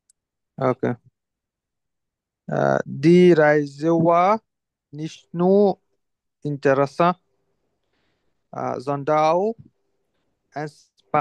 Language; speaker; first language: German; non-native, learner; Bangla